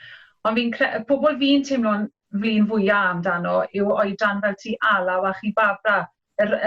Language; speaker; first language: Welsh; native; Welsh